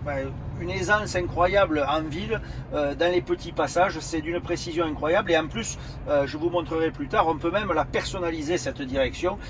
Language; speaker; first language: French; native; French